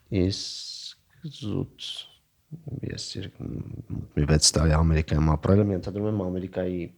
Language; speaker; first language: Armenian; native; Armenian